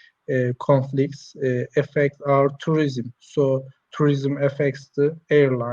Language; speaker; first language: English; non-native, learner; Turkish